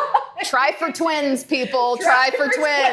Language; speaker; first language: English; native; English